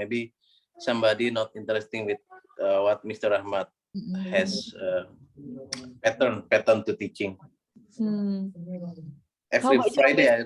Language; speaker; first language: English; non-native, learner; Indonesian